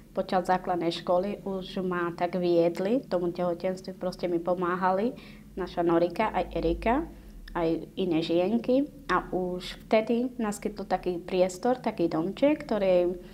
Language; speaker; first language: Slovak; non-native, local second language; Romany